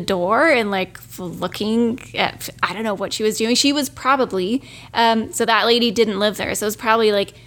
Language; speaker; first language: English; non-native, fluent; German